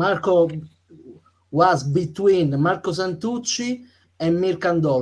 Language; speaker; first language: English; non-native, learner; Italian